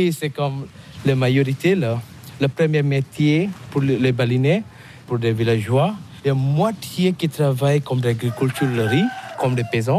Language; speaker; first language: French; non-native, learner; Balinese